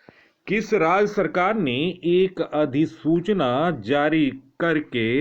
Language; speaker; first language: Hindi; native; Hindi